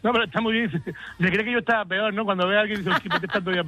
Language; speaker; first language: Spanish; native; Spanish